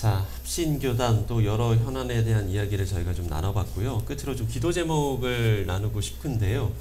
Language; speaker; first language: Korean; native; Korean